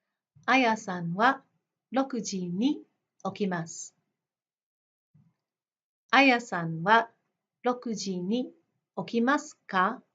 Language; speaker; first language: Japanese; non-native, fluent; English